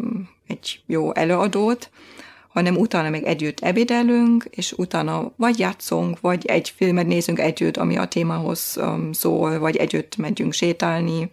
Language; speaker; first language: Hungarian; non-native, fluent; German